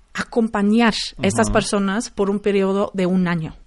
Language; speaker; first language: Spanish; non-native, fluent; English